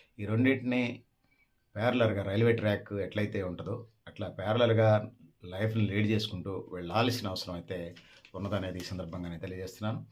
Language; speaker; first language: Telugu; native; Telugu